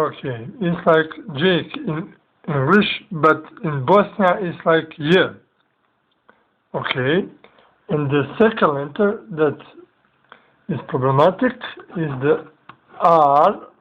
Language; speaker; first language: English; non-native, learner; Bosnian